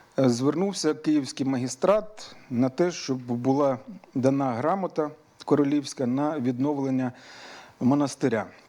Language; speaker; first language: Ukrainian; native; Ukrainian